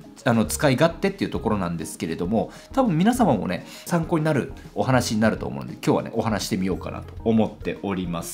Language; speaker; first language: Japanese; native; Japanese